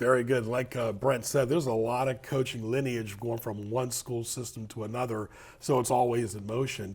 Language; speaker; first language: English; native; English